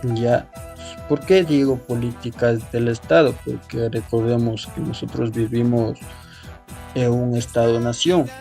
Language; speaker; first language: Spanish; non-native, local second language; Quechua